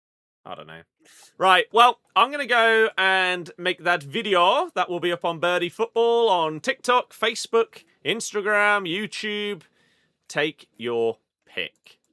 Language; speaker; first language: English; native; English